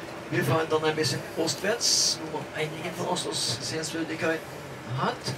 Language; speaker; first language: German; non-native, fluent; Norwegian